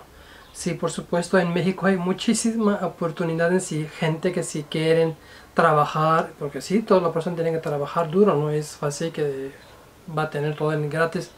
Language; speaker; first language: Spanish; non-native, fluent; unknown